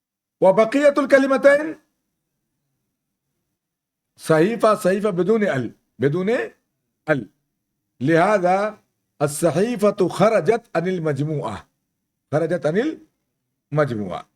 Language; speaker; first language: Arabic; non-native, fluent; Urdu